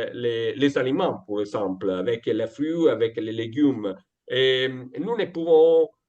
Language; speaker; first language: French; non-native, fluent; Italian